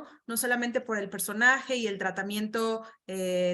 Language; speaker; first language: Spanish; native; Spanish